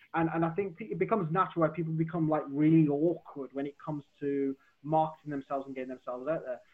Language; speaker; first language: English; native; English